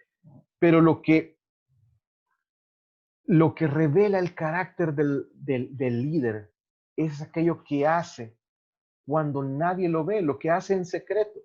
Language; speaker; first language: Spanish; native; Spanish